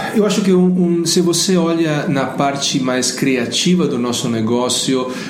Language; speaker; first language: Portuguese; non-native, fluent; Italian